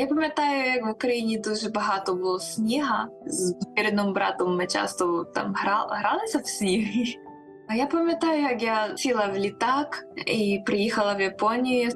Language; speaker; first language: Ukrainian; early bilingual, heritage; Ukrainian